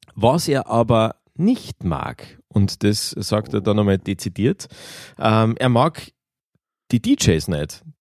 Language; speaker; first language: German; native; German